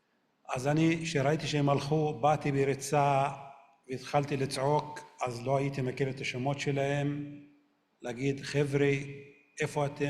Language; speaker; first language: Hebrew; non-native, local second language; Arabic